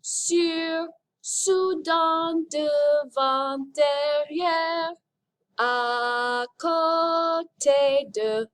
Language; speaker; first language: French; non-native, fluent; English